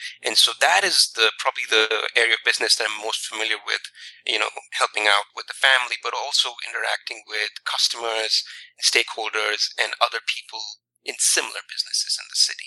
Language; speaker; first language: English; non-native, local second language; Punjabi